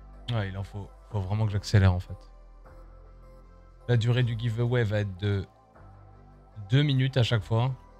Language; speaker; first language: French; native; French